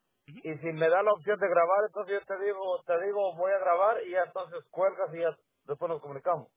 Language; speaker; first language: Spanish; native; Spanish